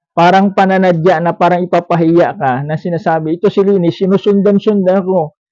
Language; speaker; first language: Filipino; non-native, local second language; Cebuano